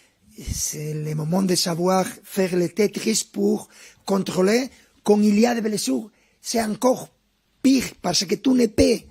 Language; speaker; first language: French; non-native, fluent; Spanish